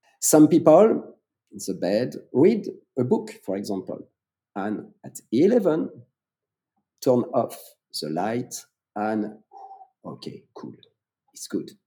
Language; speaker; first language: English; non-native, fluent; French